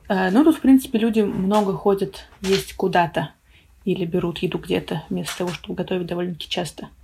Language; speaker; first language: Russian; native; Russian